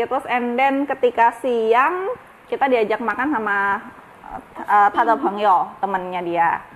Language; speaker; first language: Indonesian; native; Indonesian